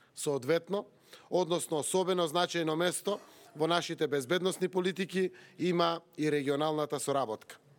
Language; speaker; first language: Macedonian; native; Macedonian